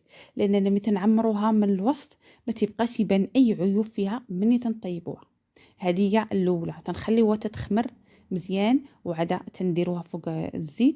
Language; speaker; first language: Arabic; native; Arabic